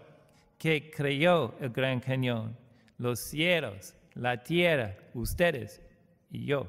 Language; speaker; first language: Spanish; non-native, learner; English